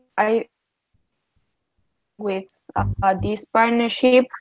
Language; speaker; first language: English; non-native, learner; Spanish